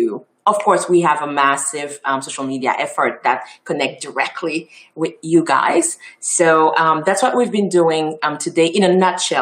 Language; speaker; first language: English; non-native, fluent; Haitian Creole